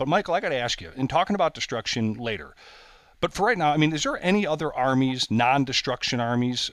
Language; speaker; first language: English; native; English